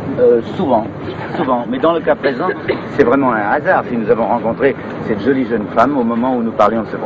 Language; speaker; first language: French; native; French